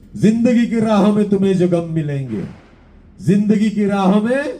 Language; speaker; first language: Hindi; non-native, local second language; Marathi